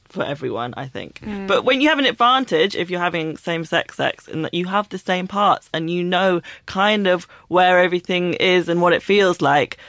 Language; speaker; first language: English; native; English